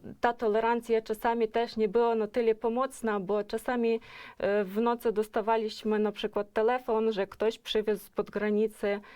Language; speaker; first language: Polish; non-native, fluent; Ukrainian